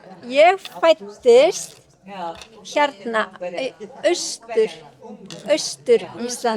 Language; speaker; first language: Icelandic; non-native, learner; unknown